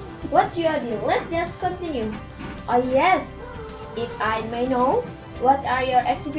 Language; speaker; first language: English; non-native, learner; Indonesian